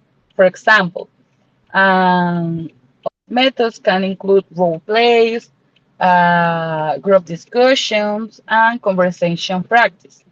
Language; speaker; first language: English; non-native, learner; Spanish